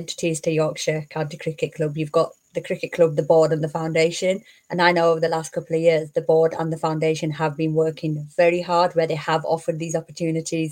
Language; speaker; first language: English; native; English